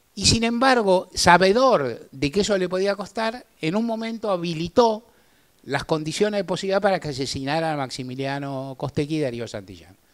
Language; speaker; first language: Spanish; native; Spanish